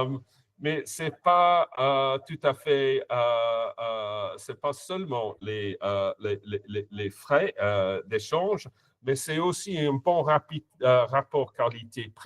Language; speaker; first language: French; non-native, fluent; English